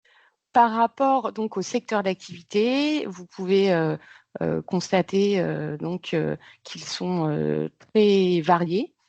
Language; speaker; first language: French; native; French